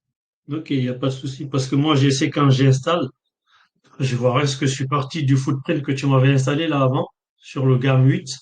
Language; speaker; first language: French; native; French